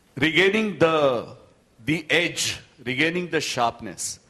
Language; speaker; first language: English; non-native, local second language; Gujarati